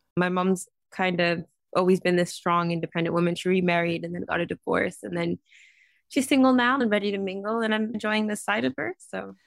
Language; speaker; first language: English; native; English